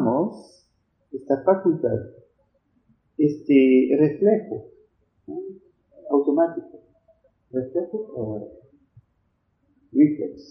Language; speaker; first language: Spanish; non-native, fluent; French